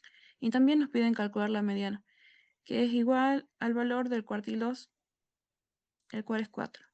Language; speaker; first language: Spanish; native; Spanish